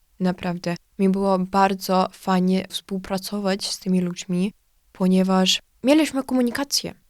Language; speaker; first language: Polish; non-native, learner; Ukrainian